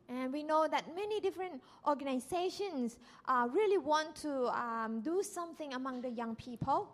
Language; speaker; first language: English; non-native, learner; Thai